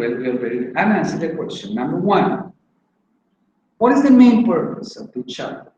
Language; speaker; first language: English; non-native, fluent; Spanish